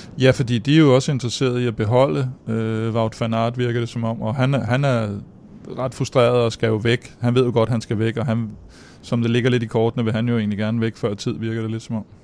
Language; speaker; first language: Danish; native; Danish